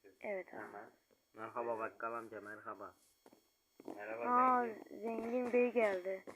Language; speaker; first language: Turkish; native; Turkish